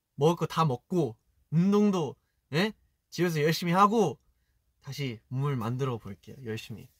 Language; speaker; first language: Korean; early bilingual, heritage; Korean